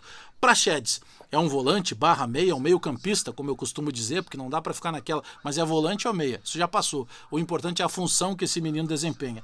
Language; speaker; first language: Portuguese; native; Portuguese